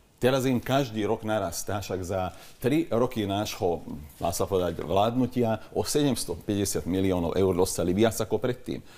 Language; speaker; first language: Slovak; non-native, local second language; Hungarian